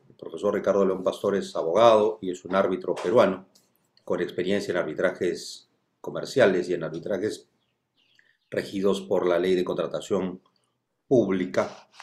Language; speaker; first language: Spanish; native; Spanish